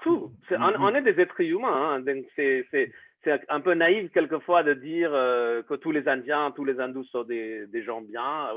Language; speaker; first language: French; non-native, fluent; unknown